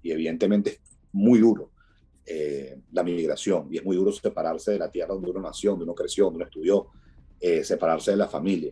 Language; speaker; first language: Spanish; native; Spanish